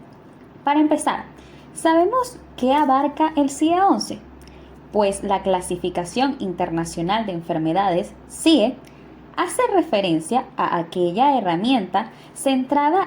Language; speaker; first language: Spanish; native; Spanish